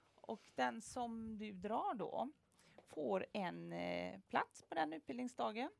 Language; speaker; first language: Swedish; native; Swedish